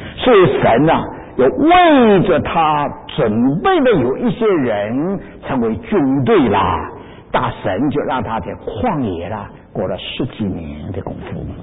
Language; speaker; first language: Chinese; native; Chinese